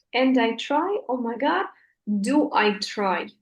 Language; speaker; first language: English; non-native, fluent; Russian